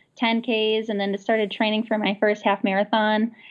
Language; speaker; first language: English; native; English